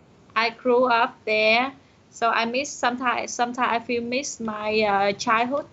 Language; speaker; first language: English; non-native, learner; Vietnamese